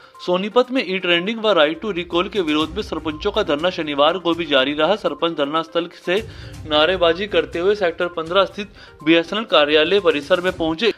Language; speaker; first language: Hindi; native; Hindi